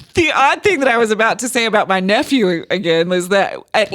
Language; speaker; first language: English; native; English